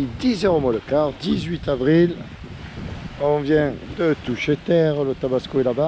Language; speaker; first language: French; native; French